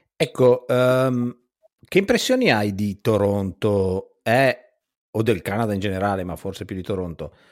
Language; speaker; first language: Italian; native; Italian